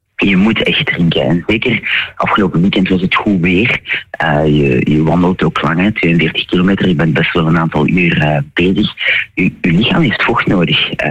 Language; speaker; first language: Dutch; native; Dutch